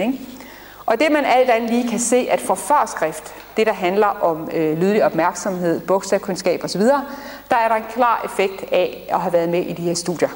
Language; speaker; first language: Danish; native; Danish